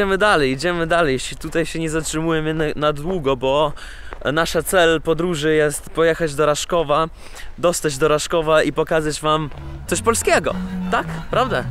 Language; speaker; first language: Polish; non-native, learner; Russian